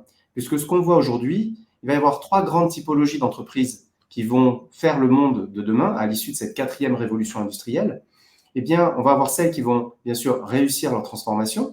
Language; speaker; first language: French; native; French